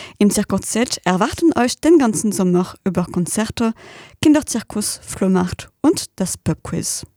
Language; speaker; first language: German; native; German